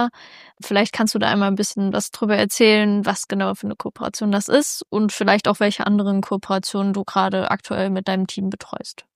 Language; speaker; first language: German; native; German